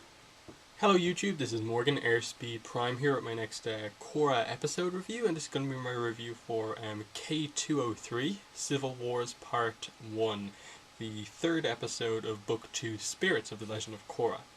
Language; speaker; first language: English; native; English